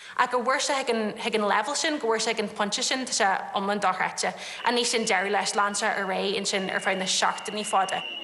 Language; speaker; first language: Irish; non-native, local second language; English